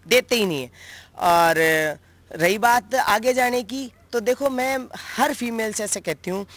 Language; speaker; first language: Hindi; native; Hindi